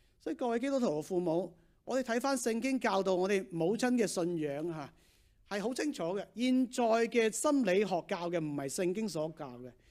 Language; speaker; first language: Cantonese; native; Cantonese